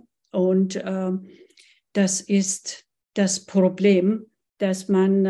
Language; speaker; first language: German; non-native, fluent; Persian